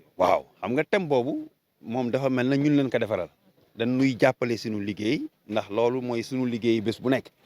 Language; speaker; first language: Wolof; native; Wolof